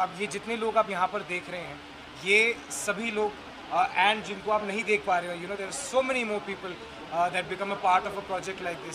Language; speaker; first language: Hindi; native; Hindi